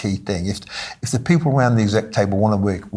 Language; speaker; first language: English; native; English